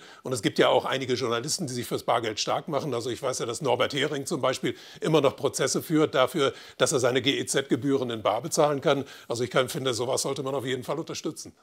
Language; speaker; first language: German; native; German